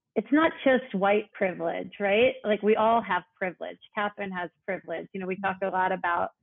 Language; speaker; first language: English; native; English